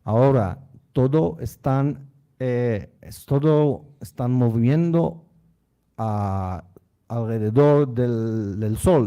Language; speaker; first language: Spanish; non-native, learner; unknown